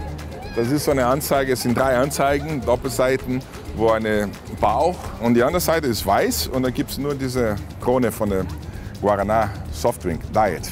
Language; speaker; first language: German; non-native, fluent; Portuguese